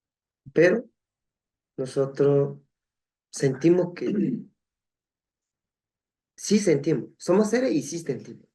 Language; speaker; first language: Spanish; non-native, local second language; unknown